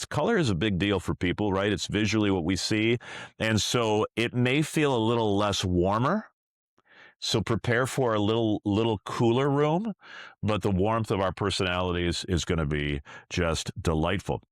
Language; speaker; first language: English; native; English